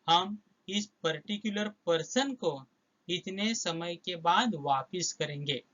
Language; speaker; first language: Hindi; non-native, local second language; Marathi